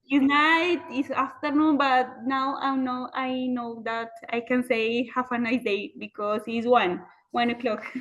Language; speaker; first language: English; non-native, learner; Spanish